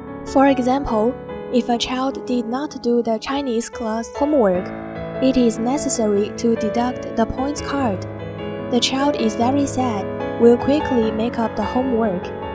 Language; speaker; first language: English; non-native, learner; Chinese